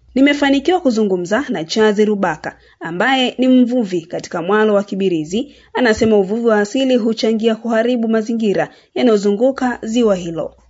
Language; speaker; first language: Swahili; native; Swahili